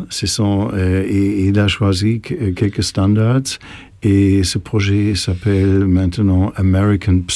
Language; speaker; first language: French; non-native, fluent; German